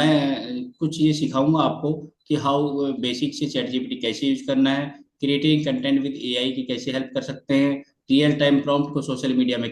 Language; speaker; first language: Hindi; native; Hindi